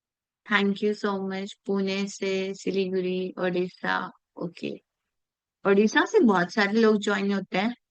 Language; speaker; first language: Hindi; native; Hindi